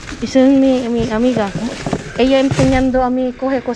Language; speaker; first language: Spanish; non-native, learner; Filipino